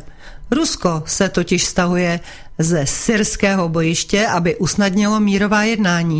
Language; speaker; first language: Czech; native; Czech